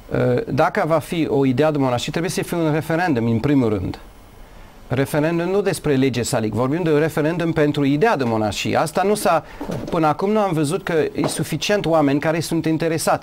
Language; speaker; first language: Romanian; non-native, learner; English